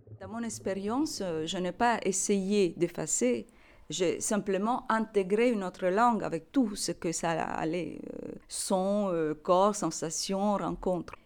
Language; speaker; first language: French; non-native, fluent; Italian